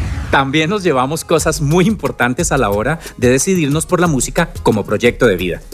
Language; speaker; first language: Spanish; native; Spanish